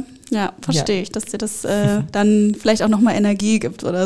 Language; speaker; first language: German; native; German